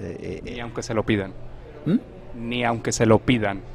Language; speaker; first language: Spanish; native; Spanish